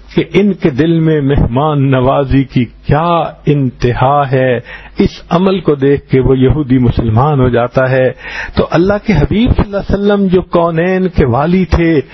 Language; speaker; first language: Urdu; native; Urdu